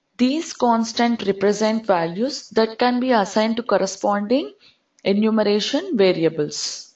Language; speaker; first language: English; non-native, local second language; Telugu